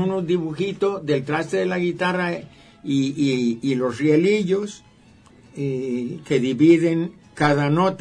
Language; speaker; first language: Spanish; native; Spanish